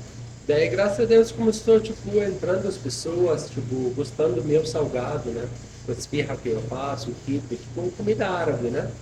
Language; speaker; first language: Portuguese; non-native, fluent; Arabic